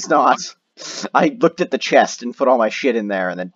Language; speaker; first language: English; native; English